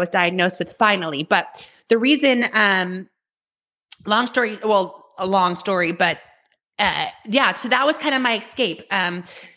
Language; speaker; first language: English; native; English